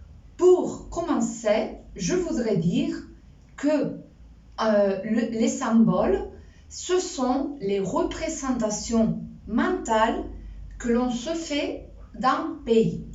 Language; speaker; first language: French; non-native, fluent; Spanish